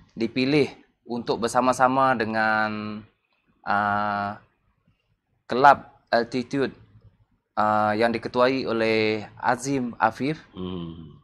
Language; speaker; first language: Malay; non-native, local second language; Iban